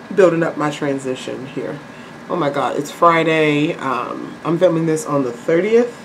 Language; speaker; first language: English; native; English